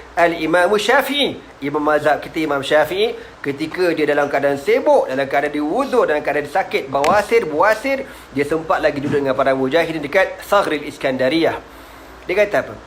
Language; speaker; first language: Malay; native; Malay